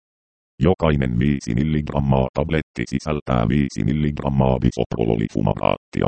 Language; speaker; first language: Finnish; native; Finnish